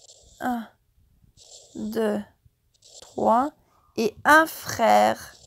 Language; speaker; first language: French; non-native, fluent; English